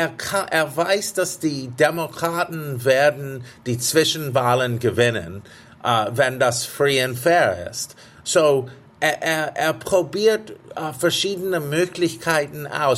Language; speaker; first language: German; early bilingual, heritage; English